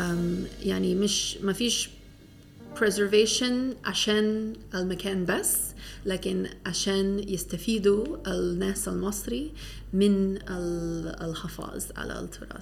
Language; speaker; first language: Arabic; non-native, fluent; English